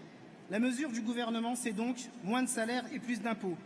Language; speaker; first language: French; native; French